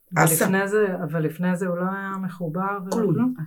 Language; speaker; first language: Hebrew; native; Hebrew